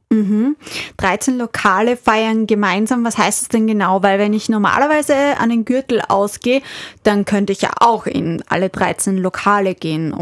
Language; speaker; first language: German; native; German